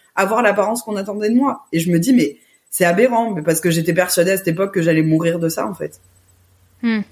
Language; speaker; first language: French; early bilingual, other home language; Portuguese